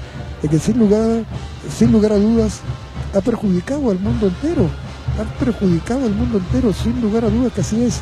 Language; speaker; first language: Spanish; native; Spanish